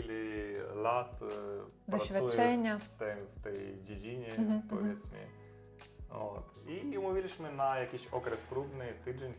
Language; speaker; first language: Polish; non-native, learner; Russian